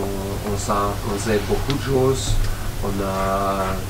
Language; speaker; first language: French; non-native, fluent; German